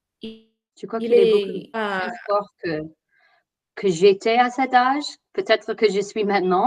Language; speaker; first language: French; non-native, fluent; English